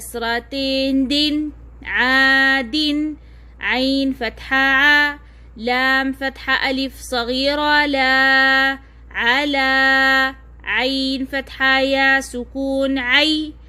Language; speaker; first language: Arabic; non-native, fluent; Oromo